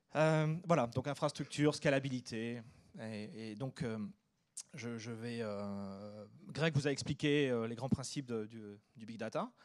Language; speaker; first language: French; native; French